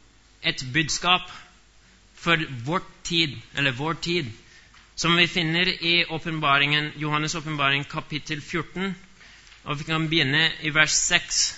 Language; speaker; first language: Norwegian; non-native, fluent; English